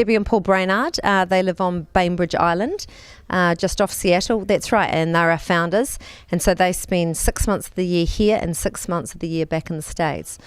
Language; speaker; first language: English; native; English